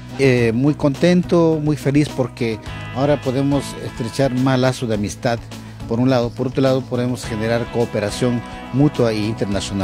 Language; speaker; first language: Spanish; native; Spanish